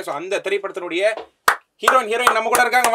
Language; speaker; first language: Tamil; native; Tamil